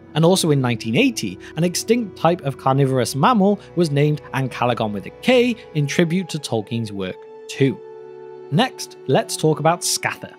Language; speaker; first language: English; native; English